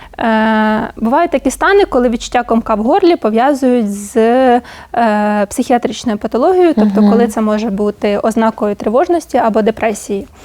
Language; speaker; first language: Ukrainian; native; Ukrainian